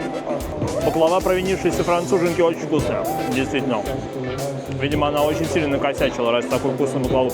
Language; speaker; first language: Russian; native; Russian